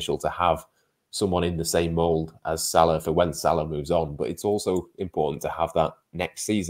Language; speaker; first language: English; native; English